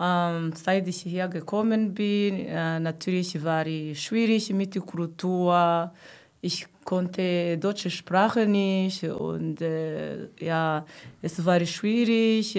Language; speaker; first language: German; non-native, learner; Kinyarwanda